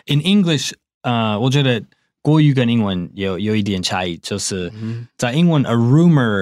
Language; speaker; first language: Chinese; non-native, fluent; English